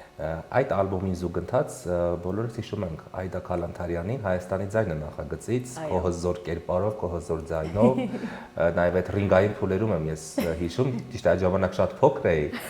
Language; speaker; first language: Armenian; native; Armenian